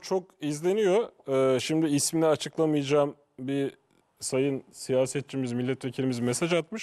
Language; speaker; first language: Turkish; native; Turkish